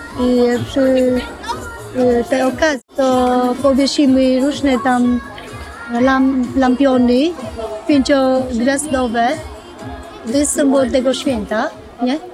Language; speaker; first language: Polish; non-native, learner; Vietnamese